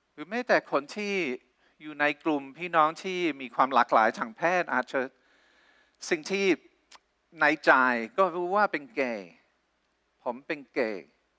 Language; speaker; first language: Thai; non-native, fluent; English